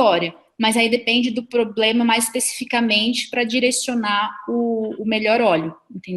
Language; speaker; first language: Portuguese; native; Portuguese